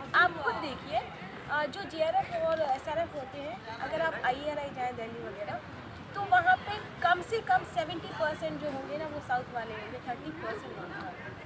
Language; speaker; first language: Hindi; native; Hindi